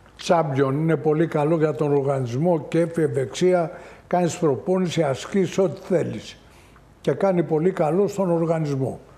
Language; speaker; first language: Greek; native; Greek